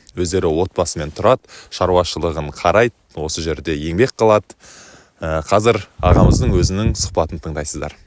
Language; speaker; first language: Kazakh; native; Kazakh